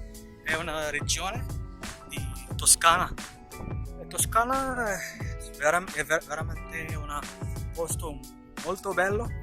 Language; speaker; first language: Italian; non-native, learner; Tamil